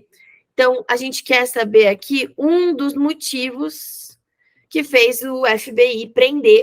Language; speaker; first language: Portuguese; native; Portuguese